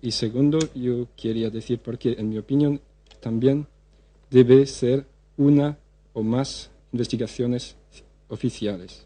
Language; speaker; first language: Spanish; non-native, fluent; French